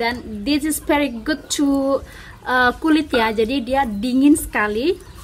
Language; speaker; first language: English; non-native, learner; Indonesian